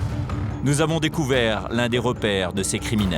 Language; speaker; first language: French; native; French